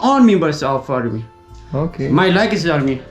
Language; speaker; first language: English; non-native, learner; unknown